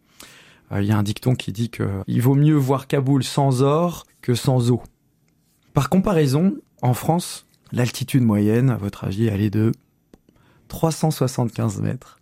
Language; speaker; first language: French; native; French